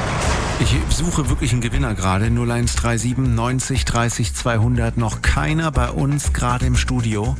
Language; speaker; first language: German; native; German